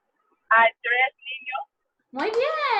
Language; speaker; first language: Spanish; non-native, learner; English